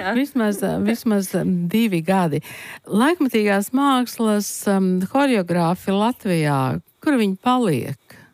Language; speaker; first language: Latvian; native; Latvian